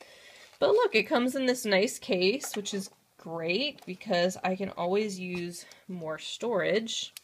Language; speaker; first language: English; native; English